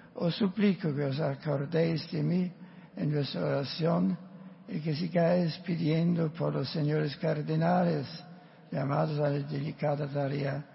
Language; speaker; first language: Spanish; non-native, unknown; German